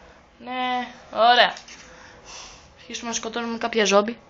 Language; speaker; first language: Greek; native; Greek